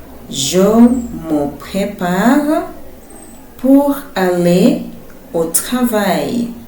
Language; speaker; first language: French; non-native, fluent; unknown